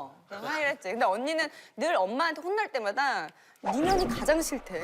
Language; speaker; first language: Korean; native; Korean